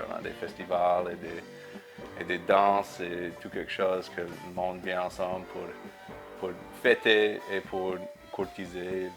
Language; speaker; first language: French; non-native, local second language; English